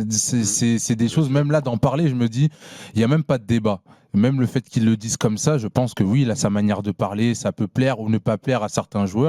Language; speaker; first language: French; native; French